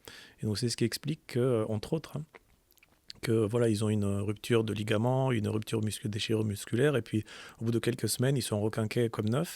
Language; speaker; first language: French; native; French